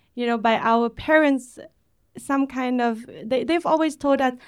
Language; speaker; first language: English; early bilingual, other home language; Vietnamese